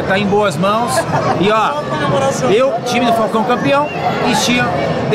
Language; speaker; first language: Portuguese; native; Portuguese